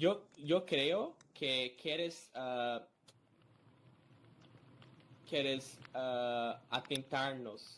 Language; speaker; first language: Spanish; non-native, learner; Portuguese